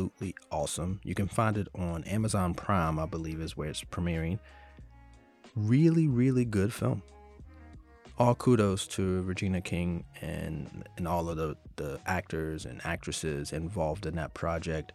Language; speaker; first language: English; native; English